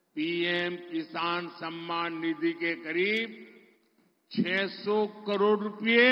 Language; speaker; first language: Hindi; non-native, local second language; Gujarati